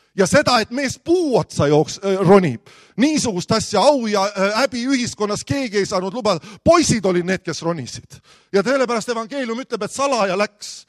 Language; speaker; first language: Estonian; native; Estonian